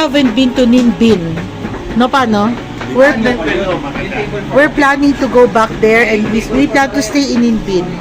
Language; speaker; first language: English; non-native, local second language; Filipino